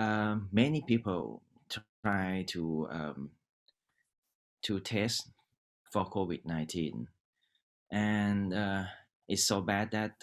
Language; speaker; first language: English; non-native, learner; Thai